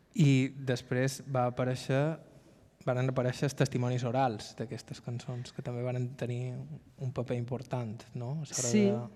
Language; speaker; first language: Catalan; native; Catalan